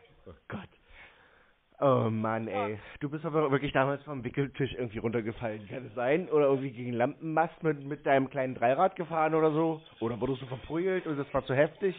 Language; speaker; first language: German; native; German